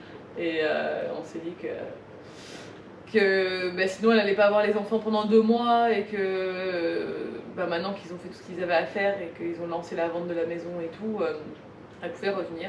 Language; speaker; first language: French; native; French